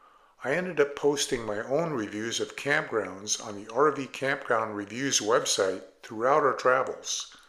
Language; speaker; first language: English; native; English